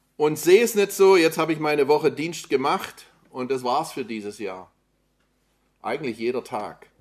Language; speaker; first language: German; native; German